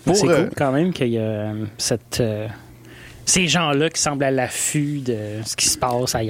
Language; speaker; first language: French; native; French